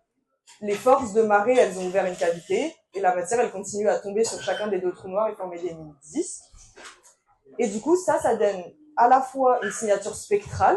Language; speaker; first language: French; native; French